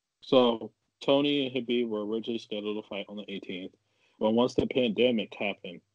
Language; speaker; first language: English; native; English